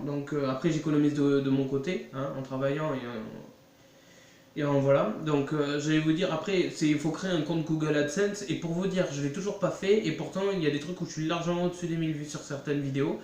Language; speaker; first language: French; native; French